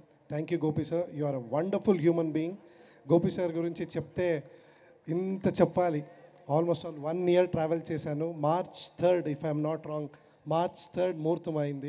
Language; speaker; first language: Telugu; non-native, fluent; Kannada